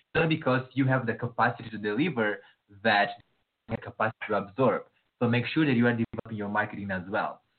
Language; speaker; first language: English; non-native, fluent; Portuguese